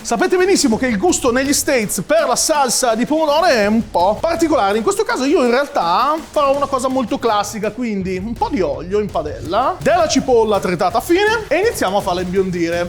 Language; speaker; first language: Italian; native; Italian